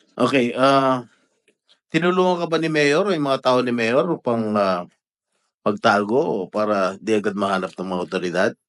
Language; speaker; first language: Filipino; native; Filipino